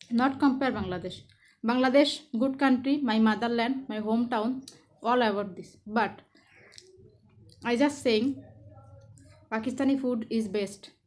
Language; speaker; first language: English; non-native, learner; Bangla